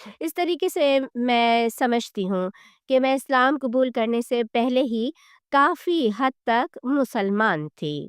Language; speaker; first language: Urdu; native; Urdu